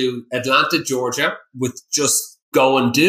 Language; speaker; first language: English; native; English